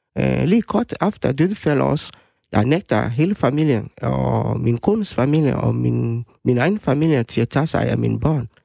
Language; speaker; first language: Danish; non-native, fluent; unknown